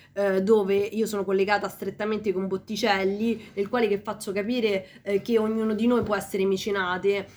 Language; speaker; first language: Italian; early bilingual, other home language; Spanish